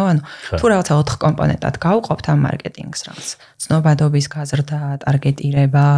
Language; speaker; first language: Georgian; native; Georgian